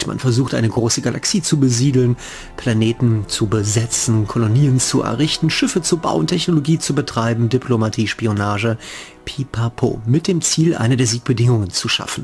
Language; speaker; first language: German; native; German